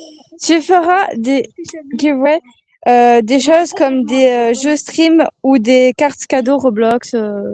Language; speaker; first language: French; native; French